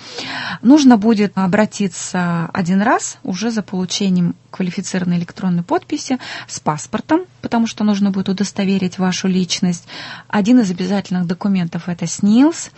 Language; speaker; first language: Russian; native; Russian